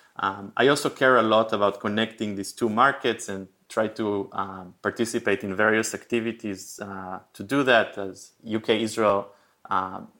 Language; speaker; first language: English; early bilingual, other home language; Spanish